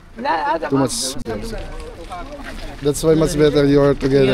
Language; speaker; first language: English; non-native, local second language; Filipino